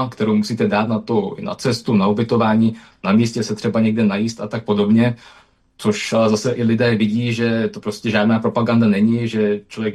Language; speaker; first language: Czech; native; Czech